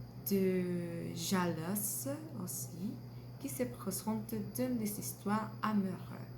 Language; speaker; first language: French; non-native, learner; Spanish